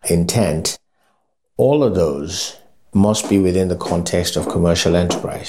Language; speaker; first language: English; non-native, local second language; Yoruba